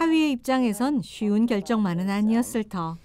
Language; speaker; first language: Korean; native; Korean